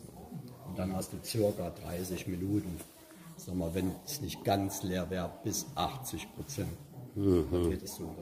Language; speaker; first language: German; native; German